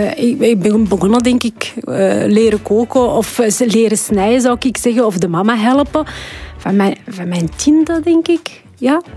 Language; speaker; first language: Dutch; non-native, fluent; Arabic